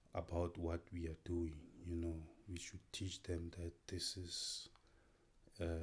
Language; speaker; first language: English; non-native, local second language; Tswana